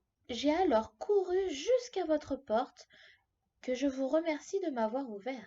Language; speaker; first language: French; native; French